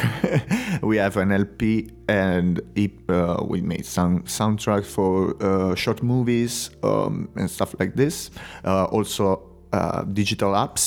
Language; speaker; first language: English; non-native, fluent; Italian